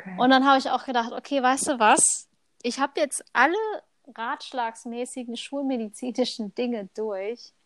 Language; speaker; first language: German; early bilingual, other home language; Thai